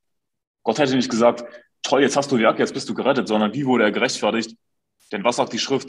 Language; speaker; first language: German; native; German